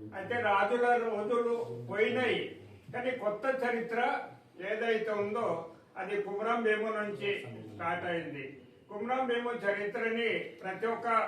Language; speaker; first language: Telugu; non-native, local second language; Gondi